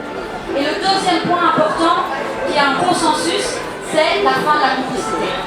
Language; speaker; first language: French; native; French